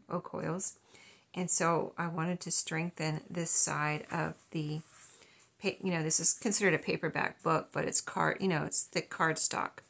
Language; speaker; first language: English; native; English